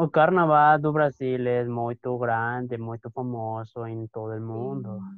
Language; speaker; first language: Portuguese; non-native, learner; Spanish